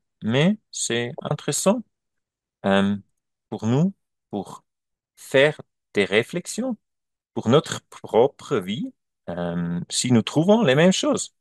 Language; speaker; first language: French; non-native, learner; German